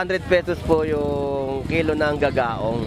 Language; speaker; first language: Filipino; native; Filipino